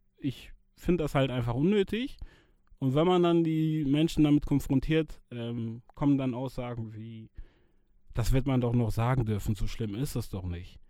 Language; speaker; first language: German; early bilingual, other home language; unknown